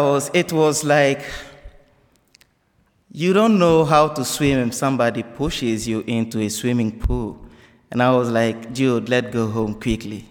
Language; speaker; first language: English; non-native, fluent; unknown